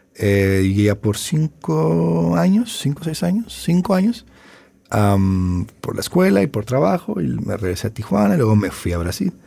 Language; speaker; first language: Spanish; native; Spanish